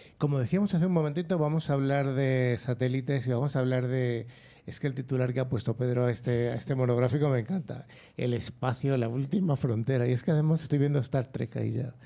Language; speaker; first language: Spanish; native; Spanish